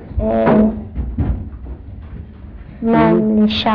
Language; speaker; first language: French; non-native, learner; English